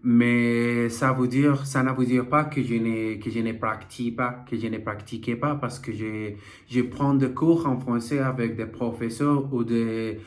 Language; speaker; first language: French; non-native, learner; Portuguese